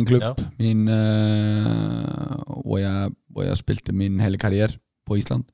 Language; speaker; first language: Norwegian; non-native, fluent; Icelandic